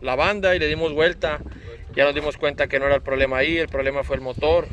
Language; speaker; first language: Spanish; early bilingual, other home language; English